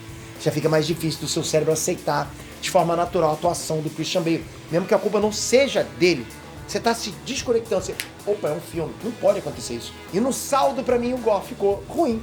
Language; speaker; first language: Portuguese; native; Portuguese